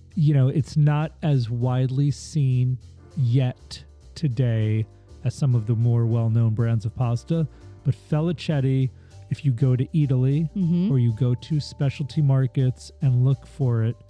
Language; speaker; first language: English; native; English